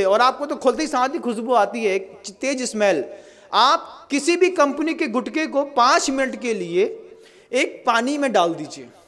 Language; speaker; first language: Hindi; native; Hindi